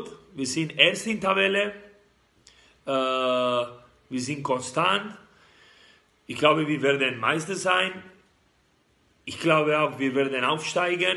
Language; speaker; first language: German; non-native, learner; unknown